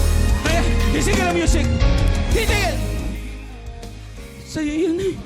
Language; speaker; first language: Filipino; native; Filipino